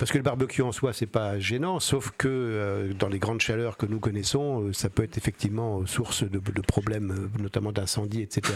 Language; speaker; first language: French; native; French